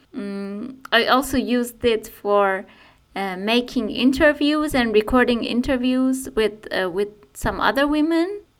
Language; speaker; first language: English; non-native, fluent; Persian